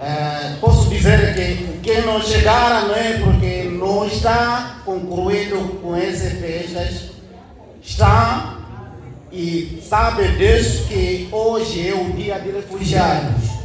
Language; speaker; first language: Portuguese; non-native, learner; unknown